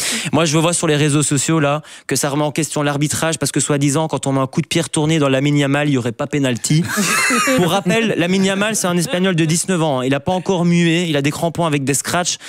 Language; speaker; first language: French; native; French